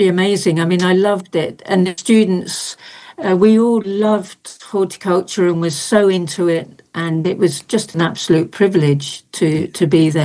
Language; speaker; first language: English; native; English